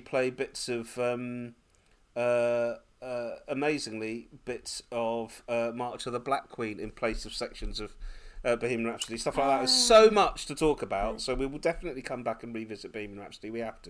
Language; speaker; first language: English; native; English